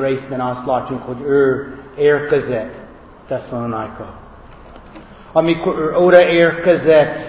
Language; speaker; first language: Hungarian; non-native, fluent; English